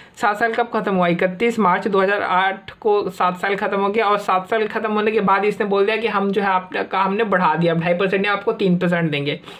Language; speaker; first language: Hindi; native; Hindi